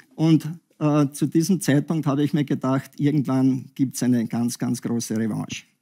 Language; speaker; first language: German; native; German